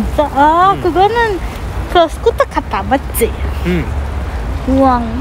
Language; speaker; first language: Korean; non-native, fluent; Indonesian